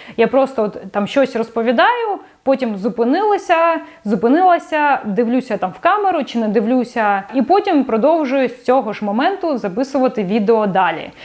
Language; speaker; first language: Ukrainian; non-native, local second language; Russian